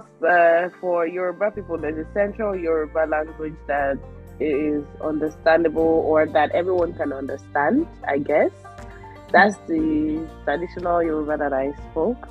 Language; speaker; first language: English; non-native, local second language; Yoruba